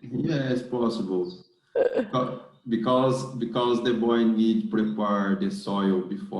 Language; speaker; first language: English; non-native, learner; Portuguese